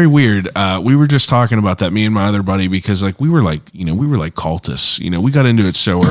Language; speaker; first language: English; native; English